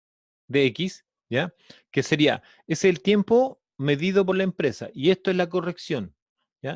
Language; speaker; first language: Spanish; native; Spanish